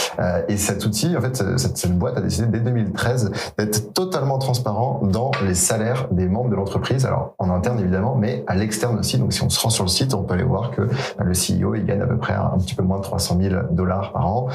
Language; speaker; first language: French; native; French